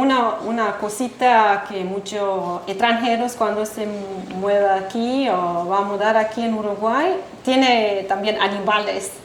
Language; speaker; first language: Spanish; non-native, fluent; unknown